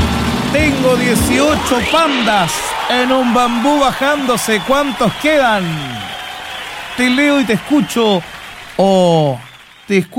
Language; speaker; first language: Spanish; native; Spanish